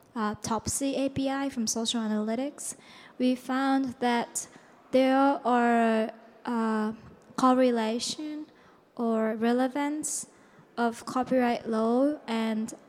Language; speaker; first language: English; non-native, fluent; Japanese